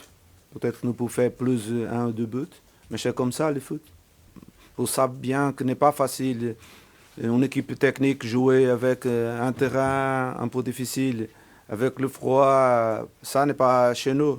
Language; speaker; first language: French; non-native, learner; Portuguese